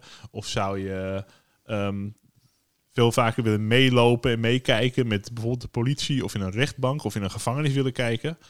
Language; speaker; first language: Dutch; native; Dutch